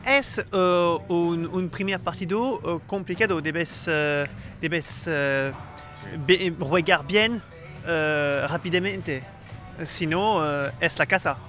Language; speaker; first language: Spanish; non-native, learner; French